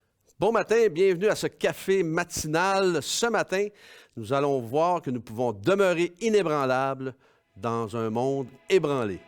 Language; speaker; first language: French; native; French